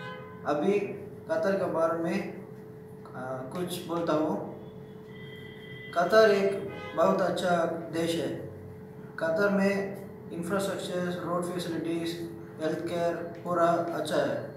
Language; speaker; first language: Hindi; non-native, local second language; Tamil